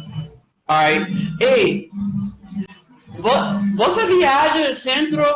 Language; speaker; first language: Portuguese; non-native, learner; English